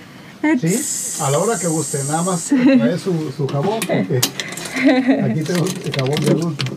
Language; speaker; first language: Spanish; native; Spanish